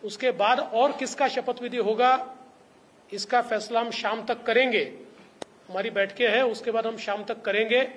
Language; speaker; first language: Hindi; non-native, local second language; Marathi